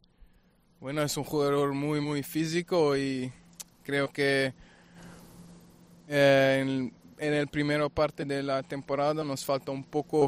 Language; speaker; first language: Spanish; non-native, fluent; German